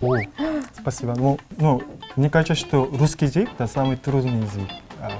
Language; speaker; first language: Russian; non-native, fluent; Korean